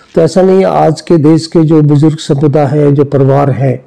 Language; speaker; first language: Hindi; native; Hindi